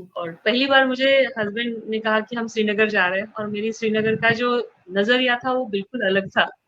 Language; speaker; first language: Hindi; non-native, local second language; Telugu